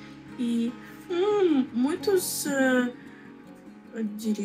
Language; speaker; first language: Portuguese; non-native, learner; Russian